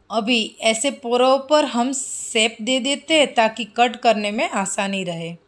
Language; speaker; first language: Hindi; non-native, local second language; Gujarati